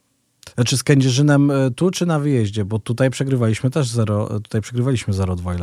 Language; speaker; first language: Polish; native; Polish